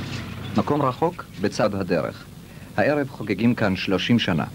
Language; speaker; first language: Hebrew; native; Hebrew